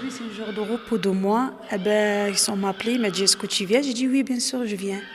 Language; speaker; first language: French; non-native, learner; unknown